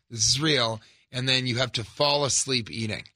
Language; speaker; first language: English; native; English